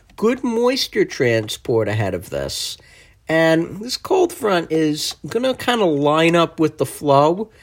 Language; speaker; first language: English; native; English